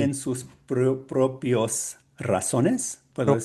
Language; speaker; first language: Spanish; non-native, learner; English